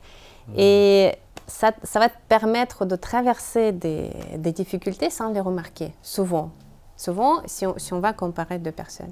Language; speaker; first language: French; non-native, fluent; Russian